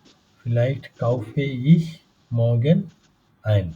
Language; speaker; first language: German; non-native, fluent; Bangla